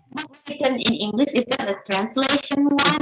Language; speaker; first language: English; non-native, learner; Indonesian